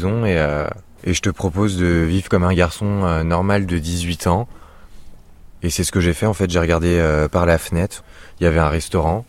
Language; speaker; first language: French; native; French